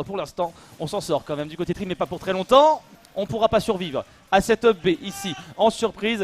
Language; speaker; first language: French; native; French